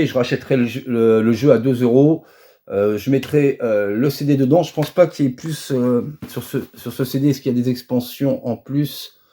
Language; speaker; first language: French; native; French